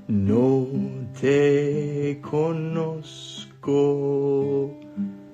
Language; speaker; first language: Spanish; non-native, learner; English